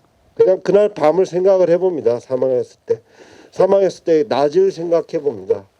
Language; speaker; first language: Korean; native; Korean